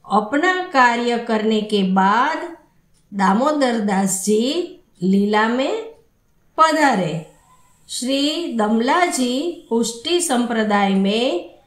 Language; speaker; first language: Hindi; non-native, local second language; Gujarati